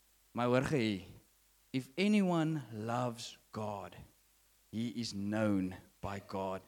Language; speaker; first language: English; non-native, local second language; Afrikaans